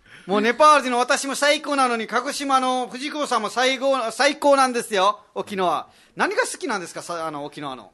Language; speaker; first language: Japanese; non-native, fluent; Nepali